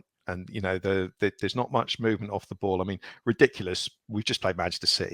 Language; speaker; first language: English; native; English